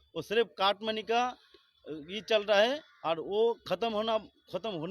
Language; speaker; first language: Hindi; non-native, local second language; Bangla